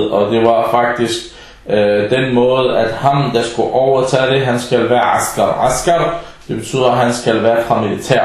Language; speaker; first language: Danish; early bilingual, other home language; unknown